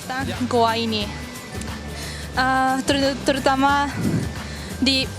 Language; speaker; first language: Indonesian; non-native, learner; Japanese